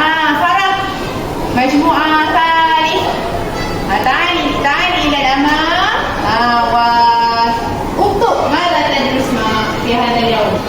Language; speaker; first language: Arabic; non-native, learner; Malay